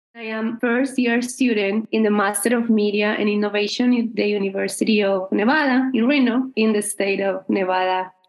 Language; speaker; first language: English; non-native, fluent; Spanish